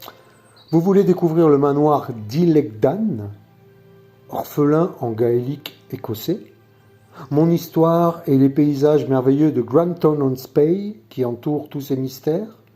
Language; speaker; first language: French; native; French